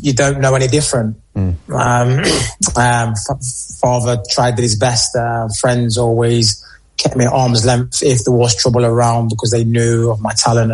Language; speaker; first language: English; native; English